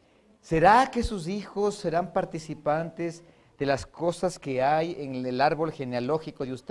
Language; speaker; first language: Spanish; native; Spanish